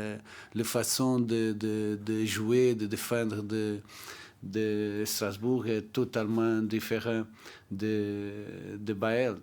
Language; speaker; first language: French; non-native, learner; Portuguese